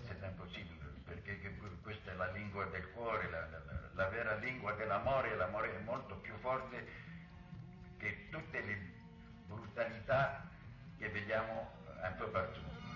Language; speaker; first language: Italian; non-native, local second language; Arabic